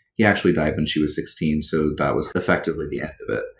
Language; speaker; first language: English; early bilingual, other home language; Spanish